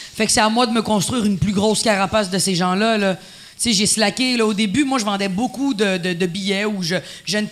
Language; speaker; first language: French; non-native, fluent; Spanish